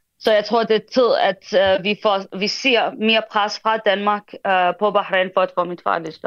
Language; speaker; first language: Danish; early bilingual, other home language; Arabic